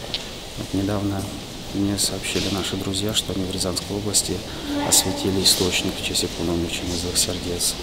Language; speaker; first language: Russian; native; Russian